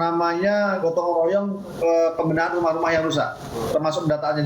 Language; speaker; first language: Indonesian; native; Indonesian